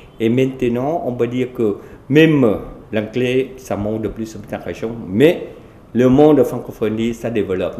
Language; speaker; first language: French; non-native, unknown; Vietnamese